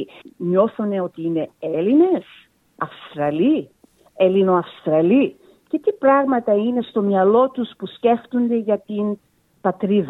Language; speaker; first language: Greek; early bilingual, heritage; Greek